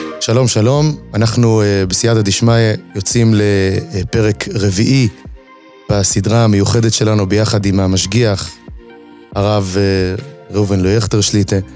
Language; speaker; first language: Hebrew; native; Hebrew